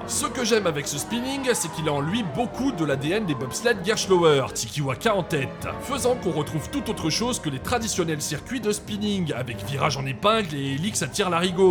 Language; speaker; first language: French; native; French